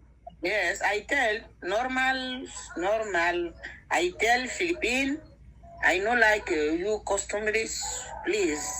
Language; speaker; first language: English; non-native, learner; Fang